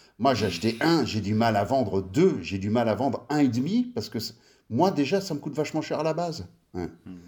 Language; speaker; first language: French; early bilingual, other home language; Italian